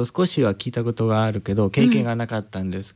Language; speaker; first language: Japanese; non-native, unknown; Spanish